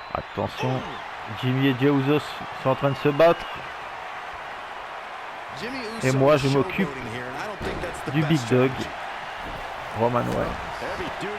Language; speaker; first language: French; native; French